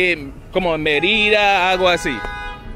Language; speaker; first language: Spanish; non-native, learner; English